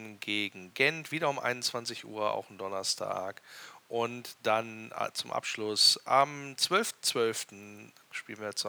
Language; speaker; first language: German; native; German